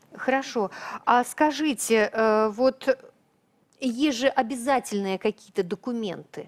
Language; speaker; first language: Russian; native; Russian